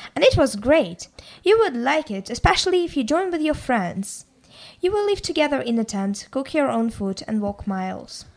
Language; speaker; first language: English; non-native, fluent; Russian